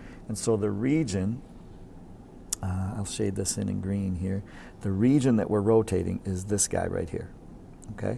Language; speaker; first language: English; native; English